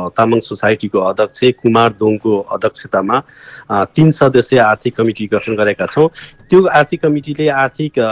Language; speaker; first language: Nepali; non-native, local second language; Eastern Tamang